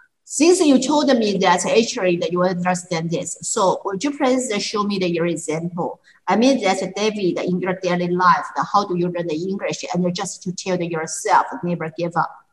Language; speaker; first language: English; non-native, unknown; Chinese